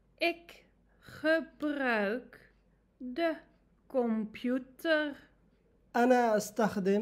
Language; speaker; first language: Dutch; non-native, fluent; Arabic